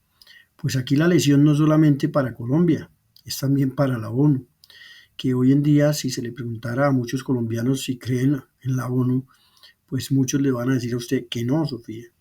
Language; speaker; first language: Spanish; native; Spanish